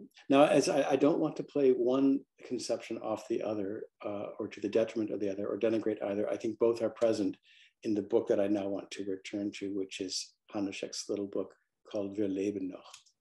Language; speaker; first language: English; native; English